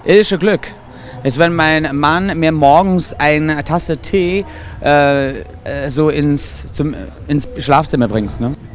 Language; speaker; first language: German; non-native, fluent; English